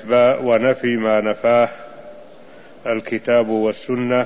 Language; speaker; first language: Arabic; native; Arabic